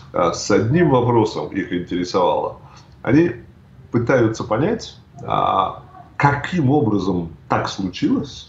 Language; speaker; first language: Russian; native; Russian